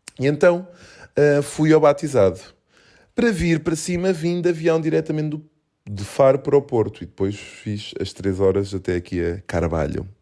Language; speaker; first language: Portuguese; early bilingual, other home language; Kabuverdianu